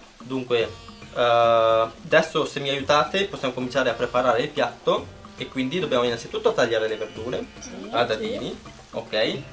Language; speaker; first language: Italian; non-native, fluent; Punjabi